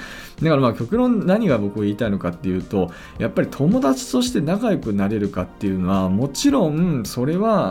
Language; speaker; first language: Japanese; native; Japanese